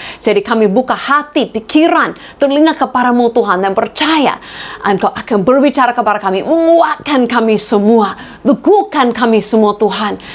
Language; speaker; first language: Indonesian; non-native, fluent; English